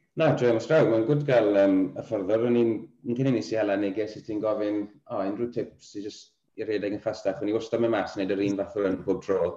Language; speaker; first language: Welsh; native; Welsh